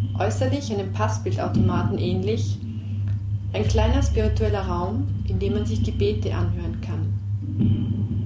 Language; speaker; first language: German; non-native, fluent; Georgian